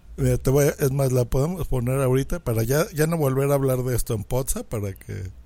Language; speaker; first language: Spanish; native; Spanish